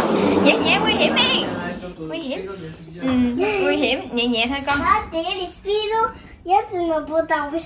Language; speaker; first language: Vietnamese; native; Vietnamese